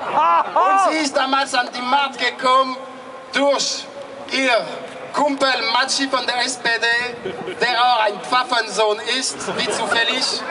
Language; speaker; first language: German; non-native, fluent; French